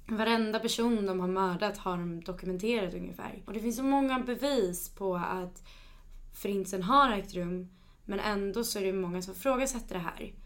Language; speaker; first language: Swedish; native; Swedish